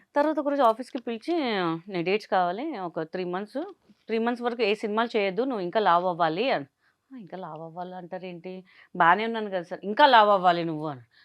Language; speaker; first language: Telugu; non-native, local second language; Hindi